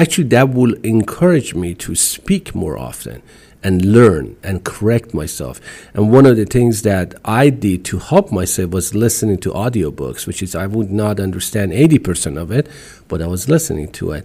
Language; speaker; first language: English; non-native, fluent; Persian